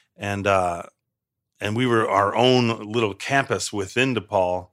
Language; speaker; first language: English; native; English